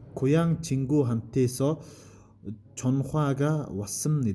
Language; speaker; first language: Korean; non-native, fluent; Mongolian